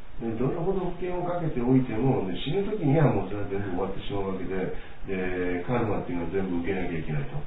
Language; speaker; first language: Japanese; native; Japanese